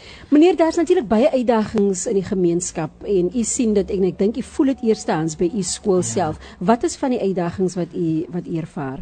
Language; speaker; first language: Afrikaans; native; Afrikaans